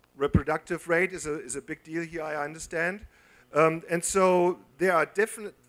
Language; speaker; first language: English; non-native, fluent; German